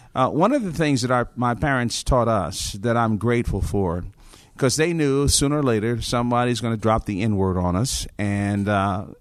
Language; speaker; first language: English; native; English